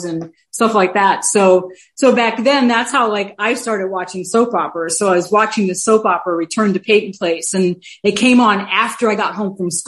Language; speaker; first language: English; native; English